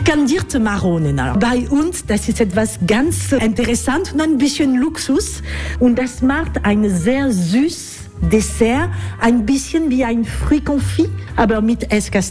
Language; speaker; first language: German; non-native, learner; French